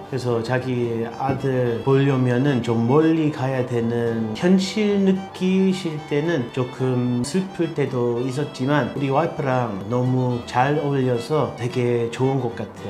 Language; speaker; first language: Korean; non-native, fluent; English